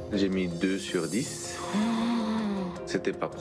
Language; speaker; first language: French; non-native, fluent; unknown